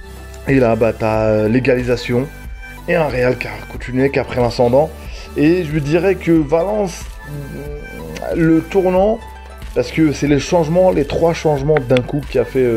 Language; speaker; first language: French; native; French